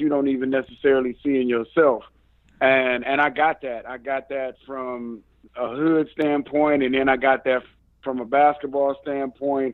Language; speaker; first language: English; native; English